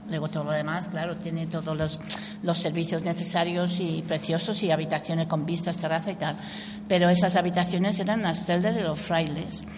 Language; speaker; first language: Spanish; non-native, fluent; English